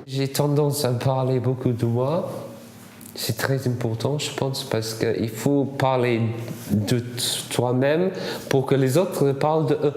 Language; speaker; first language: French; non-native, fluent; English